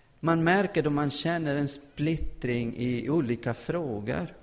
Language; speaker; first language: Swedish; non-native, fluent; Spanish